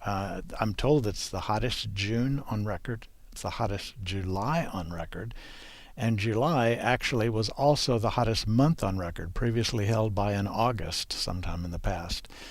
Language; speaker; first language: English; native; English